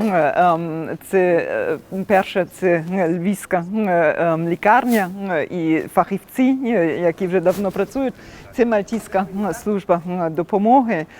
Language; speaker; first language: Ukrainian; non-native, fluent; German